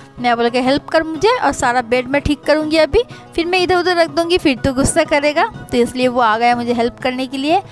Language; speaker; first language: Hindi; non-native, local second language; Bangla